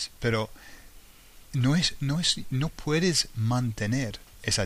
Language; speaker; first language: Spanish; non-native, fluent; English